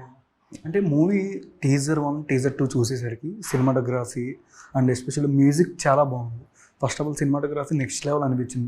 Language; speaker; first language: Telugu; native; Telugu